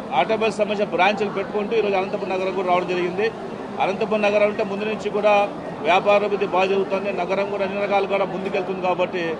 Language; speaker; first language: Telugu; native; Telugu